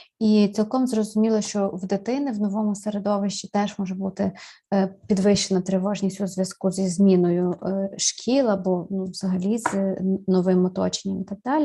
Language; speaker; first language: Ukrainian; native; Ukrainian